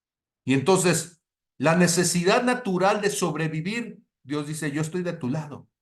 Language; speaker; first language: Spanish; native; Spanish